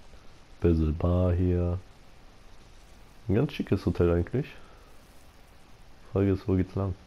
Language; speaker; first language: German; native; German